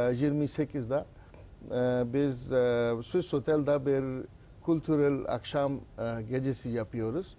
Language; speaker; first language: Turkish; non-native, learner; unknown